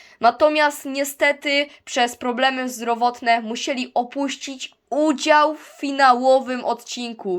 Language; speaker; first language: Polish; native; Polish